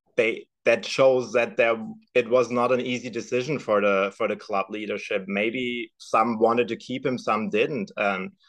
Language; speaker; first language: English; non-native, fluent; German